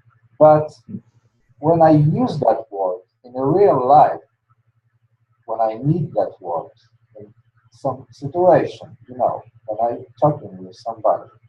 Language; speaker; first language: English; non-native, learner; Polish